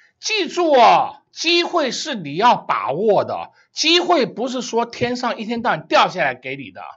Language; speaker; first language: Chinese; native; Chinese